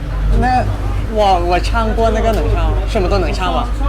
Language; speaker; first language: Chinese; non-native, fluent; Thai